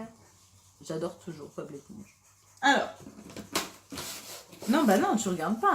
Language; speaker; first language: French; native; French